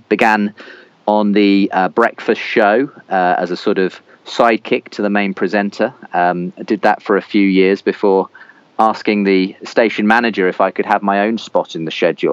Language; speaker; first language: English; native; English